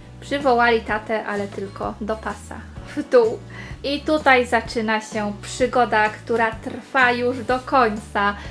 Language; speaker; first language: Polish; native; Polish